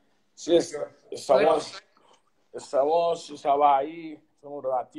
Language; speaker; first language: Spanish; non-native, learner; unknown